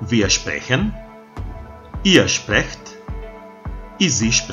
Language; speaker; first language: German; non-native, fluent; Macedonian